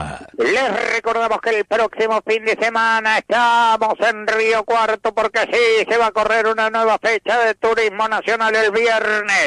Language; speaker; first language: Spanish; native; Spanish